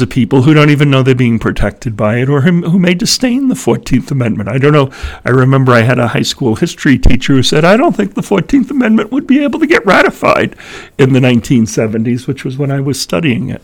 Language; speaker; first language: English; native; English